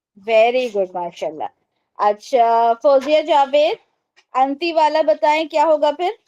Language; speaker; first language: Urdu; native; Urdu